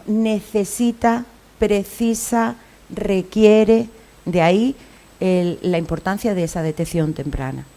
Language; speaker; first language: Spanish; native; Spanish